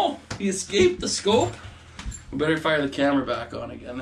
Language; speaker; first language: English; native; English